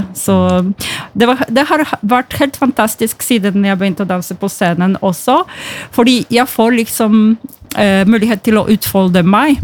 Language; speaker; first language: Norwegian; non-native, fluent; Polish